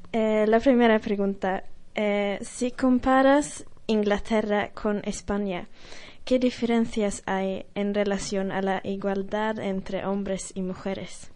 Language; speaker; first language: Spanish; non-native, fluent; Swedish